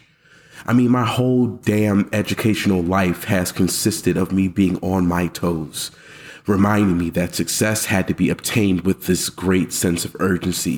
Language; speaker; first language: English; native; English